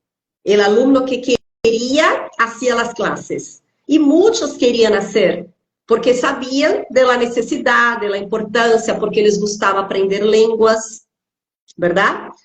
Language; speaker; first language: Spanish; non-native, fluent; Portuguese